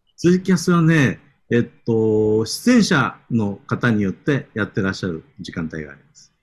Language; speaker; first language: Japanese; native; Japanese